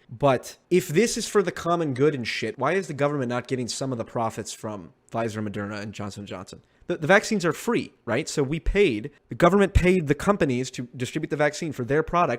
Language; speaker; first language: English; native; English